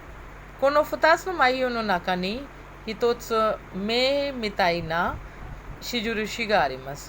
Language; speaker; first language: Japanese; non-native, fluent; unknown